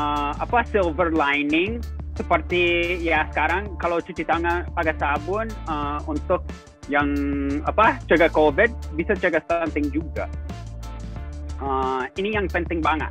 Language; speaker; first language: Indonesian; non-native, fluent; English